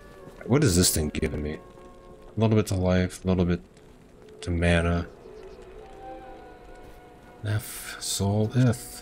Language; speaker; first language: English; native; English